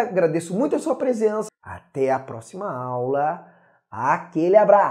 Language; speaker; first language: Portuguese; native; Portuguese